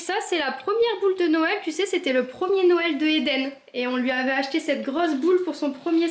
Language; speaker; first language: French; native; French